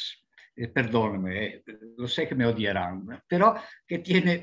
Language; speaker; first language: Spanish; non-native, fluent; Italian